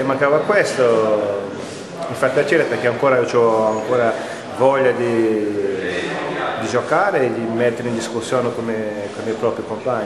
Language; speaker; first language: Italian; non-native, fluent; Portuguese